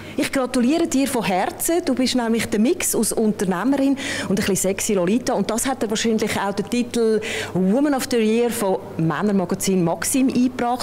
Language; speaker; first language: German; native; German